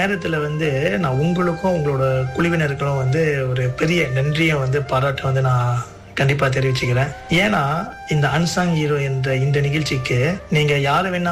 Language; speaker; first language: Tamil; early bilingual, heritage; Tamil